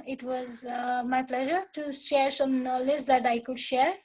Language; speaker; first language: English; non-native, local second language; Nepali